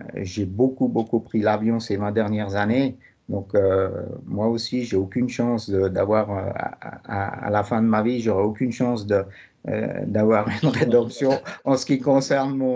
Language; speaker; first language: French; native; French